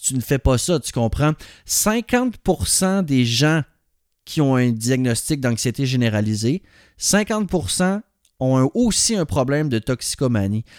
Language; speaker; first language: French; native; French